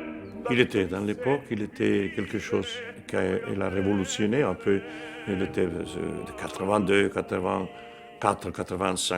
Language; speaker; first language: French; non-native, fluent; Spanish